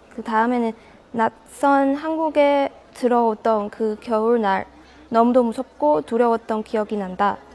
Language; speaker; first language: Korean; non-native, fluent; Chinese